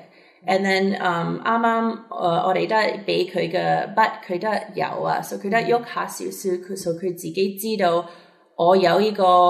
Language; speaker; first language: Cantonese; early bilingual, heritage; Cantonese